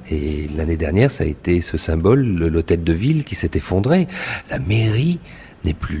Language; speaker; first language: French; native; French